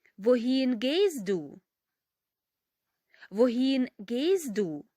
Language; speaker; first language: German; non-native, fluent; Ukrainian